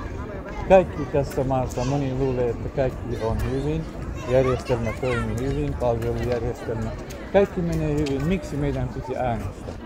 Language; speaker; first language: Finnish; non-native, learner; Kurdish